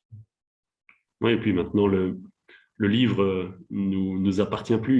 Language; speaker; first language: French; native; French